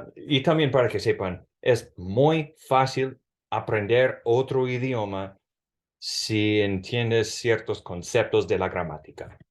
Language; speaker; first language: Spanish; non-native, fluent; English